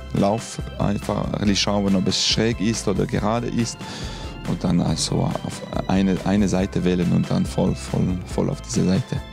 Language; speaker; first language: German; non-native, local second language; French